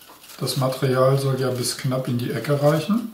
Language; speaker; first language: German; native; German